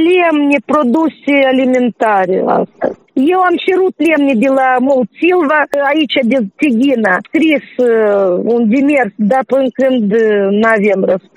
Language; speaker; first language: Romanian; non-native, local second language; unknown